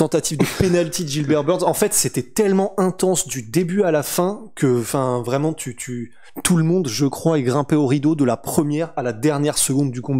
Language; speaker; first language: French; native; French